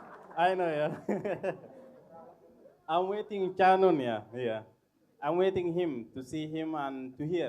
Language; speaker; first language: English; non-native, fluent; Arabic